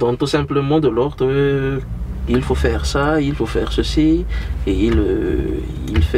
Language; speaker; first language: French; non-native, local second language; Malagasy